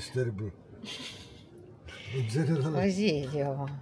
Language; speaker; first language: English; non-native, learner; Greek